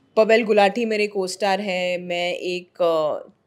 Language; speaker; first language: Hindi; non-native, local second language; Marathi